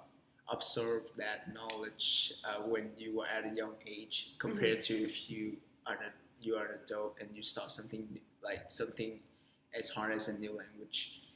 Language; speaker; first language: English; non-native, fluent; Vietnamese